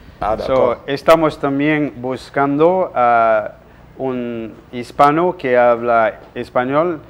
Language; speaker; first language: Spanish; non-native, fluent; Haitian Creole